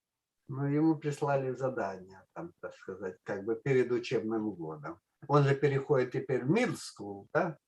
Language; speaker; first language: Russian; native; Russian